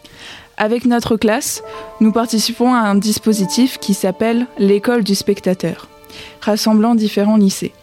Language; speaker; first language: French; native; French